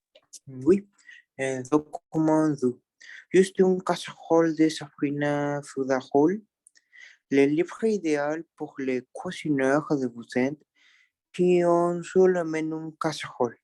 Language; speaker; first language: French; non-native, learner; Spanish